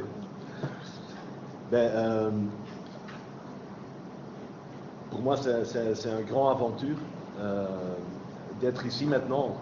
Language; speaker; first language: French; non-native, fluent; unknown